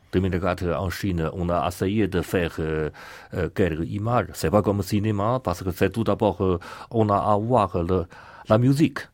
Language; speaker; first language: French; non-native, learner; Chinese